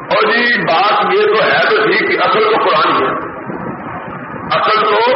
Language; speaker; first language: Urdu; non-native, local second language; Punjabi